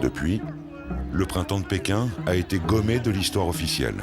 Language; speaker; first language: French; native; French